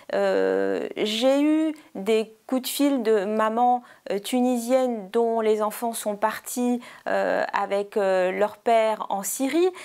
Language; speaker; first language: French; non-native, local second language; Arabic